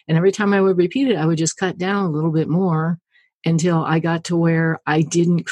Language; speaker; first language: English; native; English